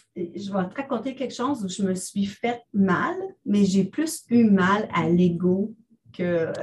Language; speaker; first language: French; native; French